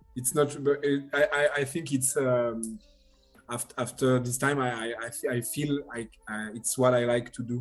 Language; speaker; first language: English; non-native, learner; French